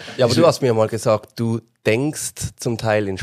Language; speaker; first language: German; native; German